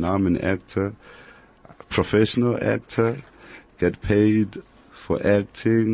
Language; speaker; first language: English; non-native, local second language; Xhosa